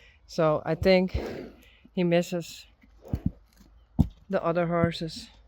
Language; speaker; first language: English; non-native, learner; Western Frisian